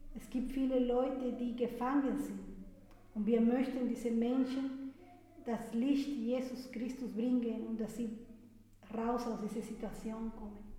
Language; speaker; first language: German; non-native, fluent; Spanish